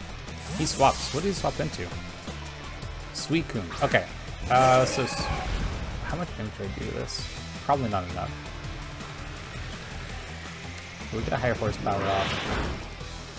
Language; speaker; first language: English; native; English